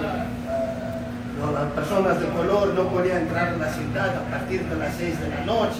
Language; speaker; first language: Spanish; non-native, fluent; Afrikaans